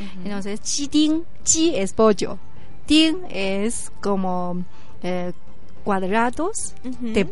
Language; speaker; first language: Spanish; non-native, learner; Chinese